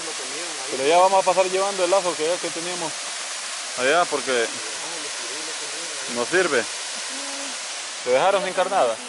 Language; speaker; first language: Spanish; native; Spanish